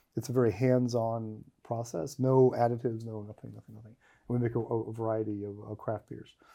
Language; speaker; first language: English; native; English